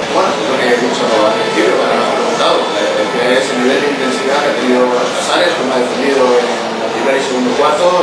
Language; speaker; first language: Spanish; native; Spanish